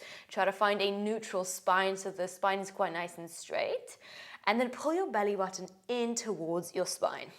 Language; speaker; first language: English; native; English